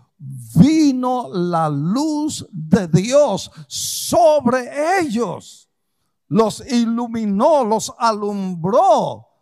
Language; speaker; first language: Spanish; early bilingual, other home language; Portuguese